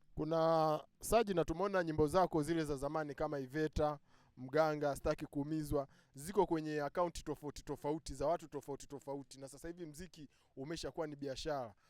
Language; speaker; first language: Swahili; native; Swahili